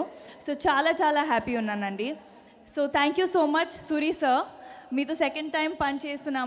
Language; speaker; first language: Telugu; non-native, learner; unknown